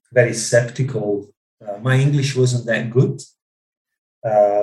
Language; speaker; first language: English; non-native, fluent; Italian